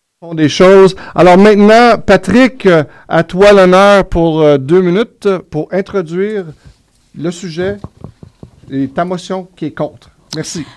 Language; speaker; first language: French; native; French